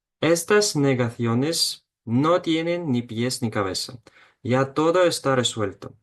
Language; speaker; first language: Spanish; non-native, fluent; Ukrainian